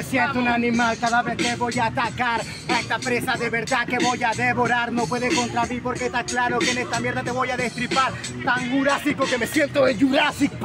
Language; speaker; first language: Spanish; native; Spanish